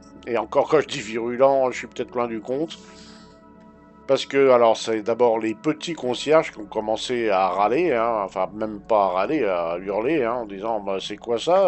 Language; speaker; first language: French; native; French